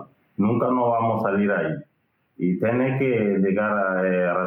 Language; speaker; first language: Spanish; non-native, learner; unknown